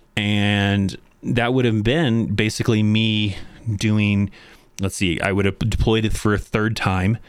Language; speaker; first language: English; native; English